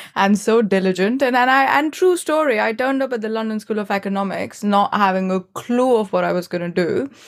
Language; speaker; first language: English; non-native, local second language; Hindi